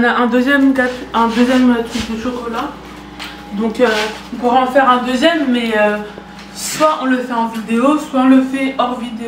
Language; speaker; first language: French; native; French